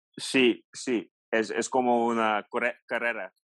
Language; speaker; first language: Spanish; non-native, learner; English